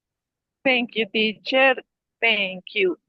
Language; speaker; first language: English; non-native, learner; Spanish